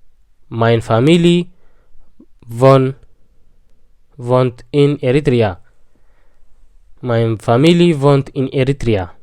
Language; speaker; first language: Dutch; non-native, fluent; Tigrinya